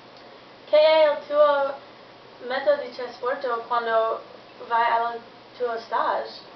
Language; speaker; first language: Italian; non-native, learner; English